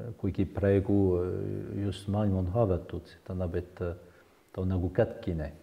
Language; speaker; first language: Estonian; non-native, fluent; French